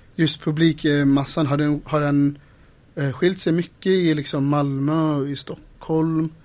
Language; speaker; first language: Swedish; native; Swedish